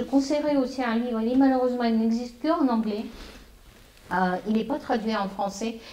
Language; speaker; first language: French; non-native, fluent; Russian